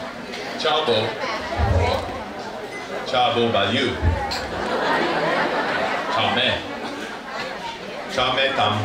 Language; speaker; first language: Vietnamese; non-native, learner; French